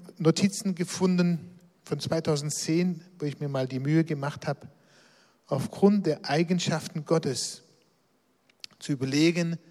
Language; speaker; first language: German; non-native, local second language; Swiss German